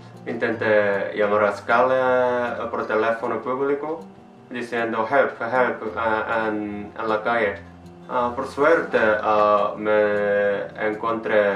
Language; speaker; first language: Spanish; non-native, learner; Korean